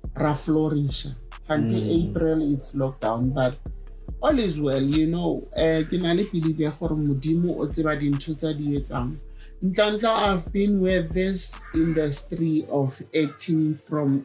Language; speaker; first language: English; non-native, local second language; Southern Sotho